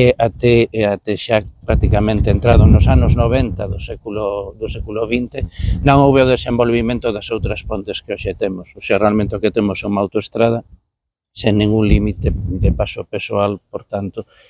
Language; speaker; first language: Galician; native; Galician